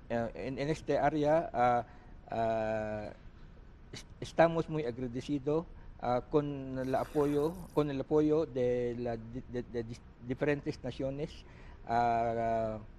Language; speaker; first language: Spanish; non-native, learner; Filipino